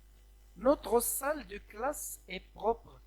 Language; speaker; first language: French; non-native, local second language; Arabic